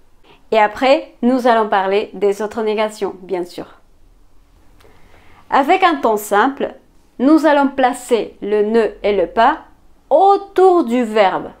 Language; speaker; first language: French; non-native, fluent; Spanish